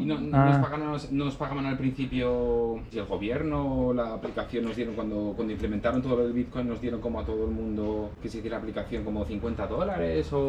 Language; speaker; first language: Spanish; native; Spanish